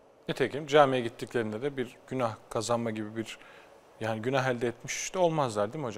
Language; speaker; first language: Turkish; native; Turkish